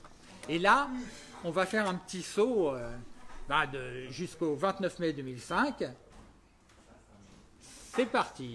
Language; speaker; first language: French; native; French